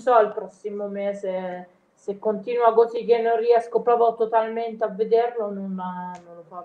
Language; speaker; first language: Italian; native; Italian